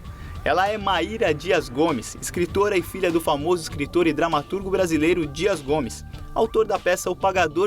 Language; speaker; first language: Portuguese; native; Portuguese